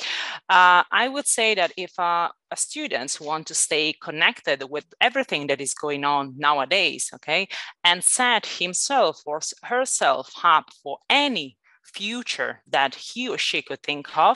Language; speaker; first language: English; non-native, fluent; Italian